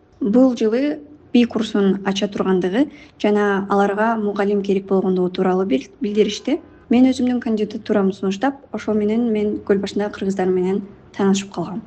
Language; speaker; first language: Kyrgyz; native; Kyrgyz